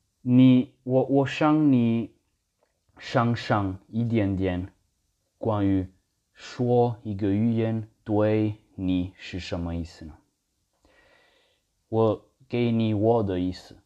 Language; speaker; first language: Chinese; non-native, learner; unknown